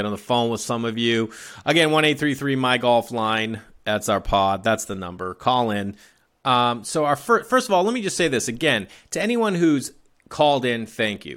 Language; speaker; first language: English; native; English